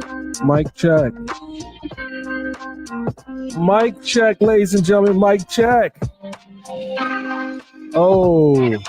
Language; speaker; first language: English; native; English